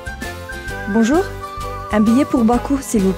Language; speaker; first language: French; non-native, learner; Azerbaijani